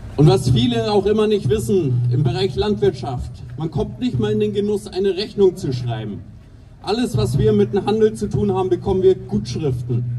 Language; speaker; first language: German; native; German